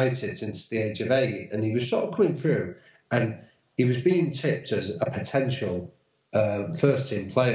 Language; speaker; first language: English; native; English